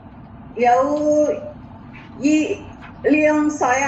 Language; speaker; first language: Cantonese; non-native, learner; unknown